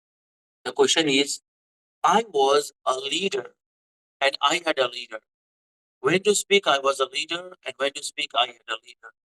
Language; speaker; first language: English; non-native, fluent; Hindi